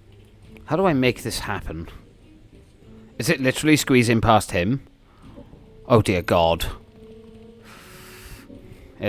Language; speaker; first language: English; native; English